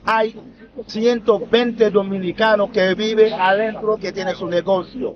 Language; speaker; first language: Spanish; non-native, learner; Haitian Creole